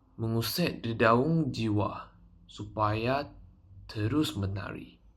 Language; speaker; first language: Malay; non-native, local second language; Chinese